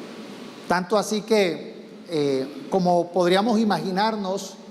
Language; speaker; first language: Spanish; native; Spanish